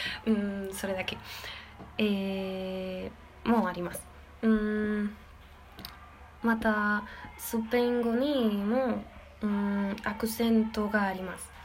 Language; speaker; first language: Japanese; non-native, learner; Spanish